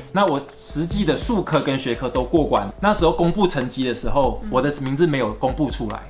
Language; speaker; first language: Chinese; native; Chinese